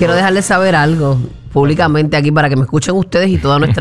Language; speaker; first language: Spanish; native; Spanish